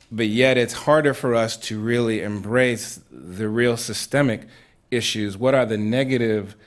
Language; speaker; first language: English; native; English